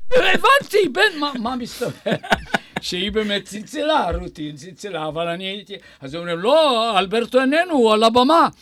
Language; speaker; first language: Hebrew; non-native, fluent; Bulgarian